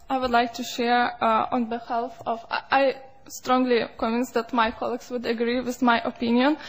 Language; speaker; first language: English; non-native, fluent; Lithuanian